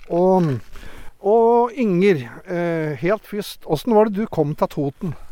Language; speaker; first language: Norwegian; native; Norwegian